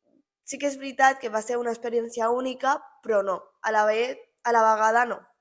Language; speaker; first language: Catalan; non-native, local second language; Spanish